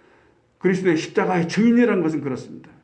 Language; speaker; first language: Korean; native; Korean